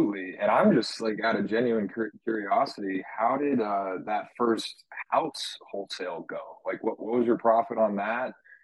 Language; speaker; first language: English; native; English